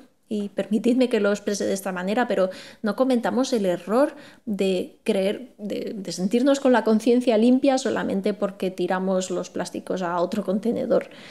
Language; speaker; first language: Spanish; native; Spanish